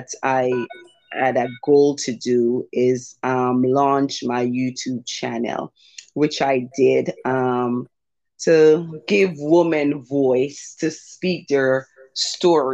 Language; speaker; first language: English; early bilingual, other home language; Jamaican Creole English